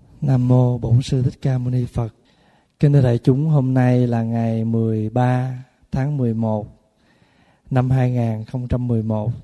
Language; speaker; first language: Vietnamese; early bilingual, other home language; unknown